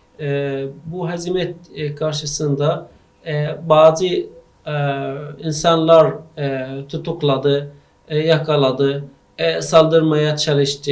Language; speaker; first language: Turkish; non-native, learner; Arabic